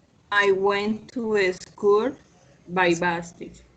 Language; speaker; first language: English; non-native, learner; Spanish